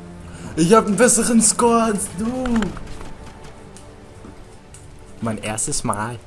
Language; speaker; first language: German; native; German